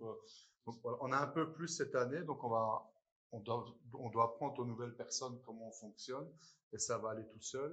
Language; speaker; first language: French; native; French